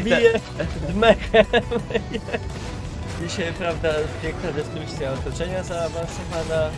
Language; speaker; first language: Polish; native; Polish